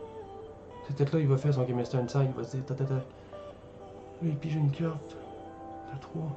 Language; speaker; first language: French; native; French